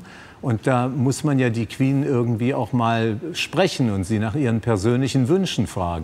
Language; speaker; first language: German; native; German